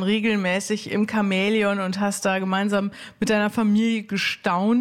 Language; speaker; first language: German; native; German